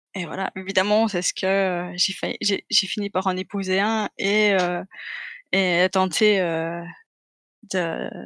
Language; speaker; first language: French; native; French